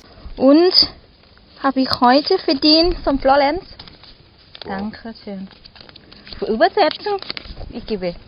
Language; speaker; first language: German; non-native, learner; Thai